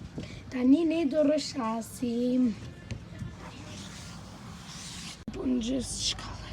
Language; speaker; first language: Albanian; early bilingual, heritage; Albanian